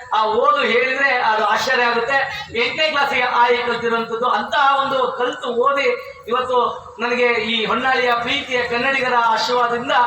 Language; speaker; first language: Kannada; native; Kannada